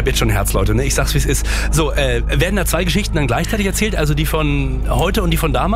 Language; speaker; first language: German; native; German